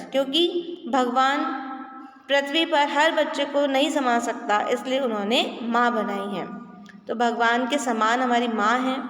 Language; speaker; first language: Hindi; native; Hindi